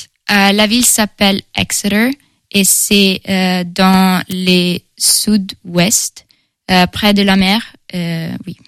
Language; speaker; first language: French; non-native, fluent; Italian